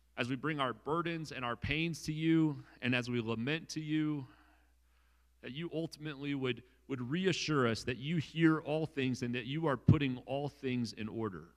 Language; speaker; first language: English; native; English